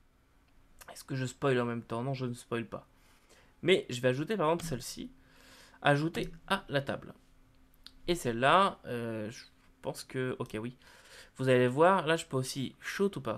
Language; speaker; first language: French; native; French